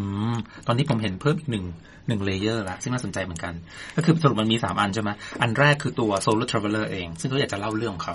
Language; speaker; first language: Thai; native; Thai